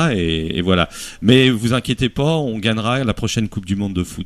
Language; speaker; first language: French; native; French